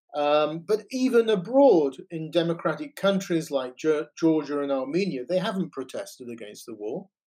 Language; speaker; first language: English; native; English